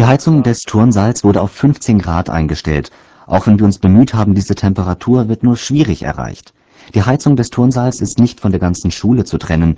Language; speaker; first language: German; native; German